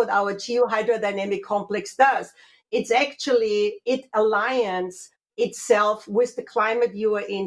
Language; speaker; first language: English; non-native, fluent; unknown